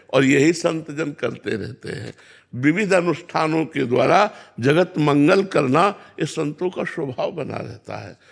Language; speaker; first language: Hindi; native; Hindi